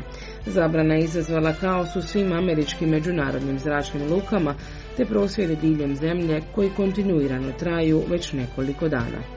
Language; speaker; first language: Croatian; native; Croatian